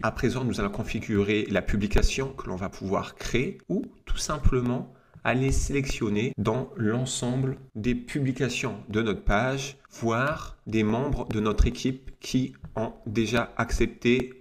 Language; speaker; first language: French; native; French